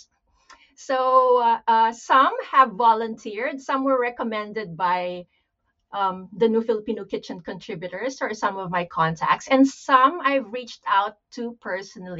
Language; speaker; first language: English; non-native, local second language; Pampanga